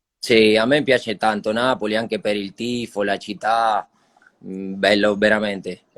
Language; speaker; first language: Italian; non-native, fluent; Spanish